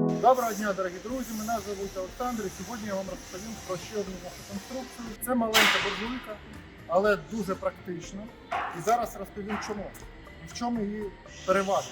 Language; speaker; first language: Ukrainian; native; Ukrainian